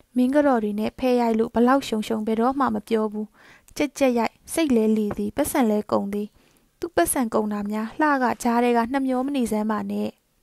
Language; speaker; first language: Burmese; native; Burmese